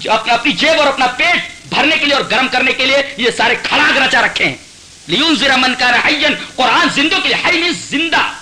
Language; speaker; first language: Urdu; native; Urdu